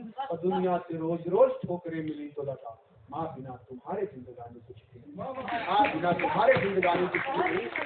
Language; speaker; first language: Hindi; native; Hindi